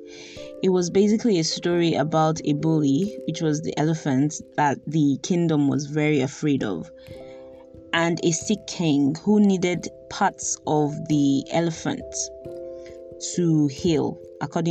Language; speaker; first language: English; non-native, local second language; Yoruba